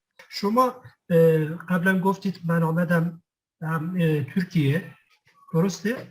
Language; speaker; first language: Persian; non-native, fluent; Kurdish